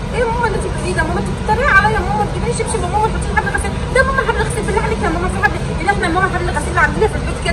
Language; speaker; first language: Arabic; native; Arabic